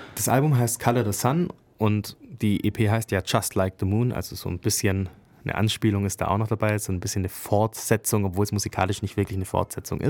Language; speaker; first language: German; native; German